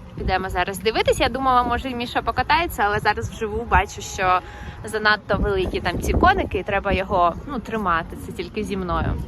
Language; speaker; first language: Ukrainian; native; Ukrainian